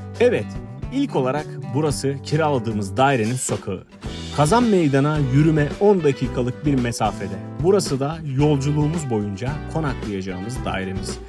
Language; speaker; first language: Turkish; native; Turkish